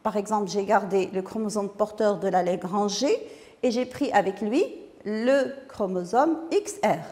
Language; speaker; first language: French; non-native, local second language; Arabic